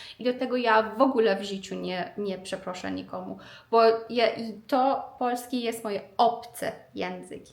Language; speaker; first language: Polish; non-native, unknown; Persian